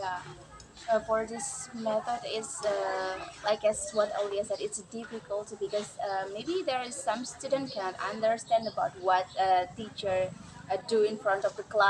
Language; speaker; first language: English; non-native, learner; Indonesian